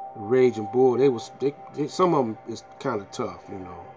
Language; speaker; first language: English; native; English